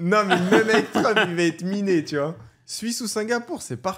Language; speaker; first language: French; native; French